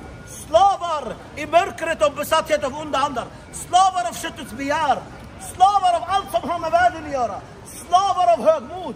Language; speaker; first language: Swedish; non-native, fluent; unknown